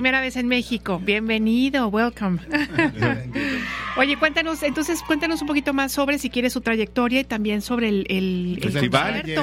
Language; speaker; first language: Spanish; native; Spanish